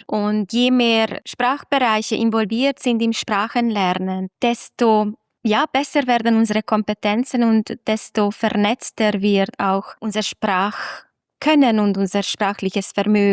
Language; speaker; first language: German; non-native, fluent; Hungarian